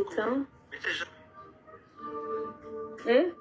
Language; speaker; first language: French; non-native, learner; Kinyarwanda